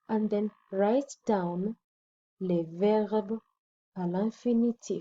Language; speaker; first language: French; non-native, fluent; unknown